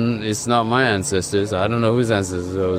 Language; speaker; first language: English; early bilingual, other home language; Somali